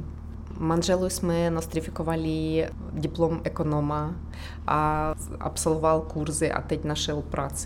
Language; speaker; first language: Czech; non-native, learner; Ukrainian